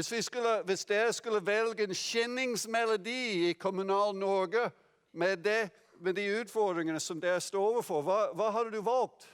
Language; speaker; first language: Norwegian; non-native, fluent; English